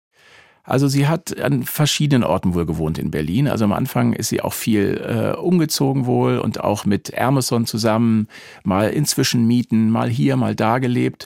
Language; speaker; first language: German; native; German